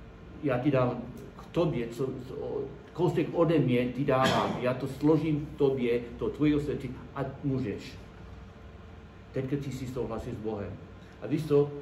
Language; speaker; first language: Czech; non-native, learner; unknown